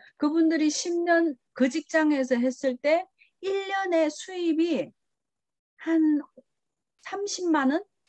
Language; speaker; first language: Korean; early bilingual, heritage; Korean